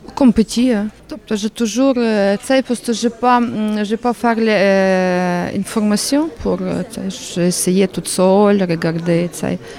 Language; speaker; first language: French; non-native, learner; Ukrainian